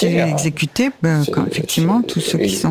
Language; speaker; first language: French; native; French